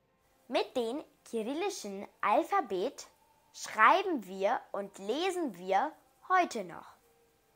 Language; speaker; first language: German; early bilingual, other home language; Macedonian